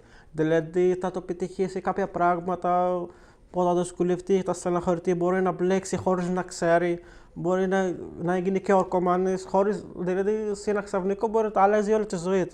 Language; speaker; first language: Greek; non-native, learner; Arabic